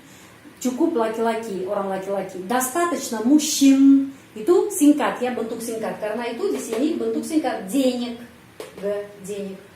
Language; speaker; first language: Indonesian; non-native, fluent; Russian